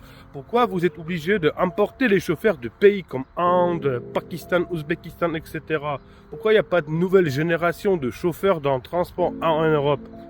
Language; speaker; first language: French; non-native, fluent; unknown